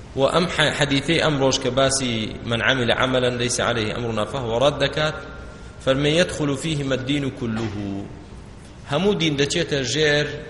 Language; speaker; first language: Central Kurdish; non-native, local second language; Kurdish